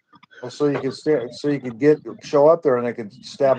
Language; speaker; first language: English; native; English